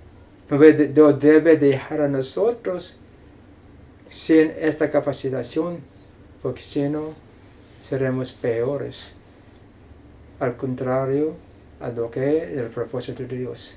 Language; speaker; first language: Spanish; non-native, fluent; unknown